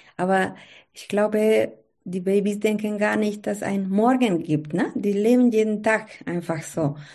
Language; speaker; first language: German; non-native, learner; Spanish